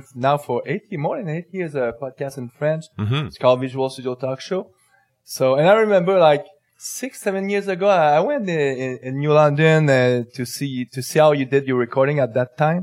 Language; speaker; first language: English; non-native, fluent; French